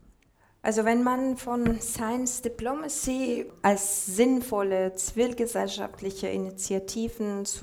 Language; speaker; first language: German; non-native, fluent; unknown